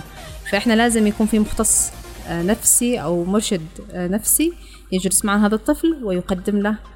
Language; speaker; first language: Arabic; native; Arabic